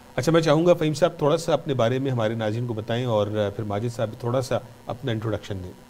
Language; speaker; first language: Urdu; native; Urdu